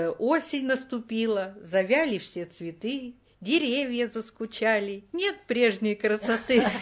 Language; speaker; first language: Russian; native; Russian